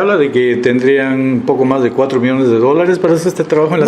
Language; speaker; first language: Spanish; native; Spanish